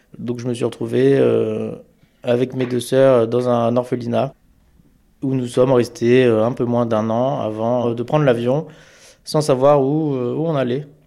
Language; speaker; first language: French; early bilingual, other home language; Amharic